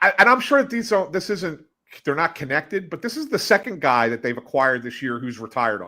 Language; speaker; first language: English; native; English